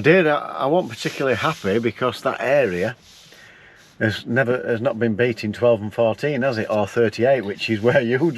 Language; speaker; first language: English; native; English